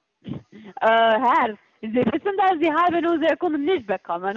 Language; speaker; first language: German; non-native, fluent; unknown